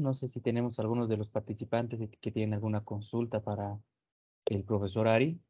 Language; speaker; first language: Spanish; native; Spanish